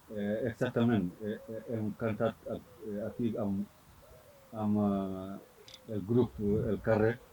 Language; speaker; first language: Catalan; non-native, learner; Fula